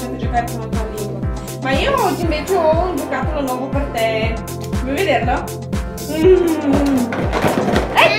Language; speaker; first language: Italian; non-native, fluent; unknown